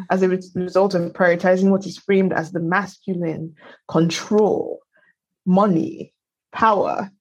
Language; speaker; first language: English; non-native, local second language; Yoruba